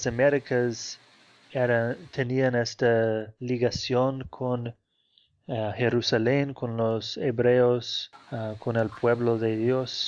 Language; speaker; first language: Spanish; non-native, fluent; Portuguese